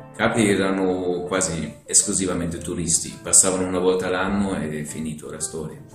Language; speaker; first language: Italian; non-native, fluent; German